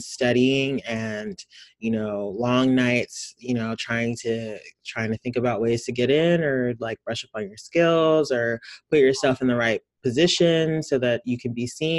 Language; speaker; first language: English; native; English